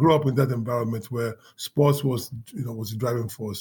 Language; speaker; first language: English; non-native, local second language; Yoruba